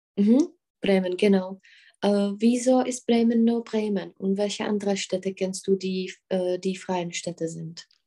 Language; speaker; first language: German; non-native, fluent; Czech